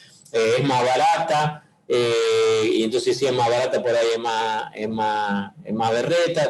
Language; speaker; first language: Spanish; native; Spanish